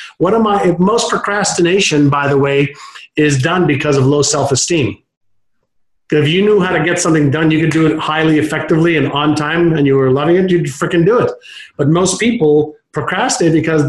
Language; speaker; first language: English; non-native, fluent; Hebrew